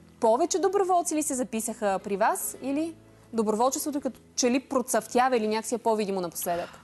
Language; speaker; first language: Bulgarian; native; Bulgarian